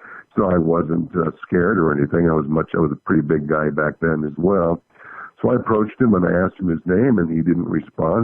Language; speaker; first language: English; native; English